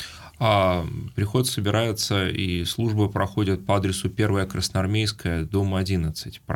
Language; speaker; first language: Russian; native; Russian